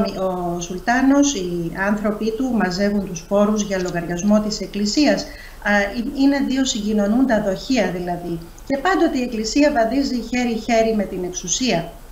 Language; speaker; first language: Greek; early bilingual, heritage; Greek